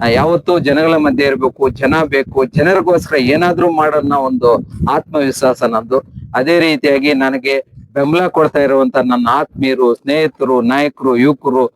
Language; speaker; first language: Kannada; native; Kannada